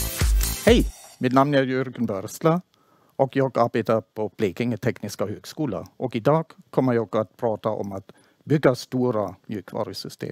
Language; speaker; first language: Swedish; non-native, fluent; German